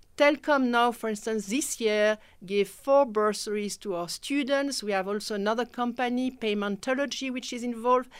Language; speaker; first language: English; non-native, fluent; French